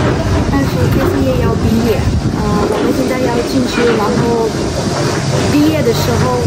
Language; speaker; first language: Chinese; non-native, learner; Ukrainian